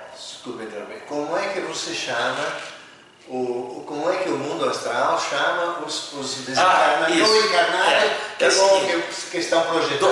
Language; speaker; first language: Portuguese; native; Portuguese